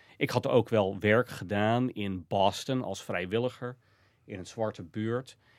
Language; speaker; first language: Dutch; non-native, fluent; English